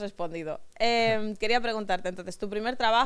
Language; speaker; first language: Spanish; native; Spanish